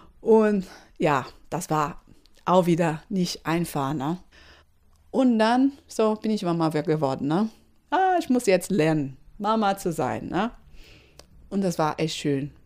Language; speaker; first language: German; non-native, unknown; Portuguese